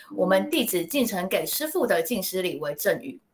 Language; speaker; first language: Chinese; native; Chinese